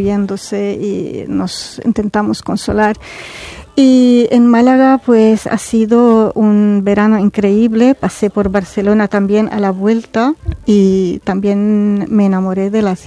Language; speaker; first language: Spanish; non-native, fluent; Arabic